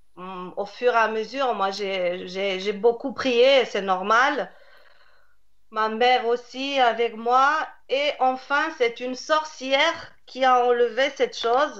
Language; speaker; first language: French; non-native, fluent; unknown